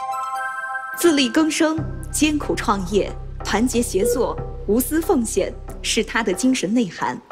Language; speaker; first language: Chinese; native; Chinese